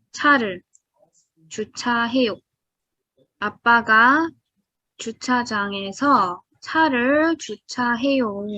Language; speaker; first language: Korean; non-native, fluent; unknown